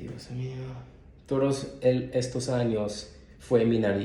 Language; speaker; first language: Spanish; non-native, learner; English